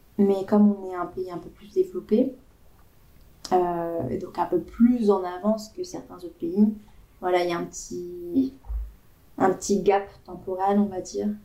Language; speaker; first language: French; native; French